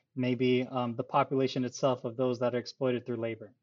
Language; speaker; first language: English; early bilingual, other home language; Urdu